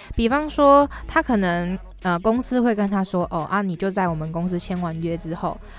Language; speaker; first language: Chinese; native; Chinese